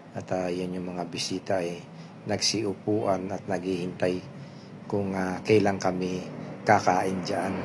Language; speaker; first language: Filipino; non-native, local second language; Pampanga